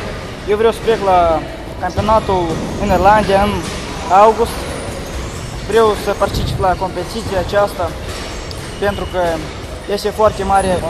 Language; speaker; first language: Russian; non-native, learner; Romanian